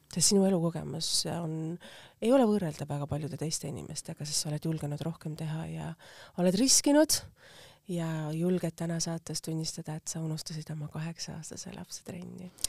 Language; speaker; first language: Estonian; native; Estonian